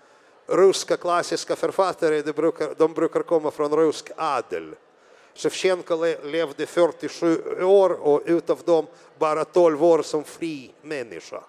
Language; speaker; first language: Swedish; non-native, fluent; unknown